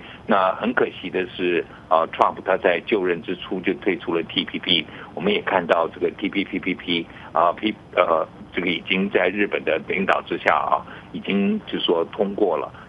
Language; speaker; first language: Chinese; native; Chinese